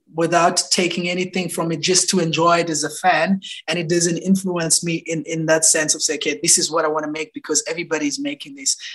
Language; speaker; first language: English; non-native, local second language; Xhosa